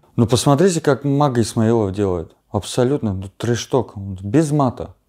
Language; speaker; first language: Russian; non-native, fluent; Armenian